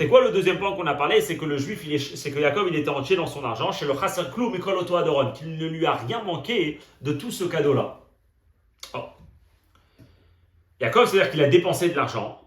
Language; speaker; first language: French; native; French